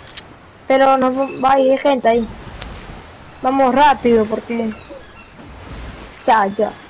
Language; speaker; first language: Spanish; early bilingual, heritage; Spanish